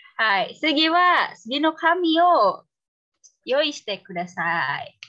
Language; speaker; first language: Japanese; non-native, learner; Indonesian